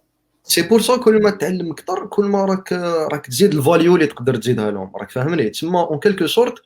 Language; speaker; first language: Arabic; native; Arabic